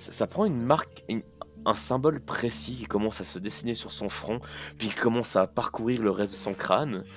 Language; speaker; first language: French; native; French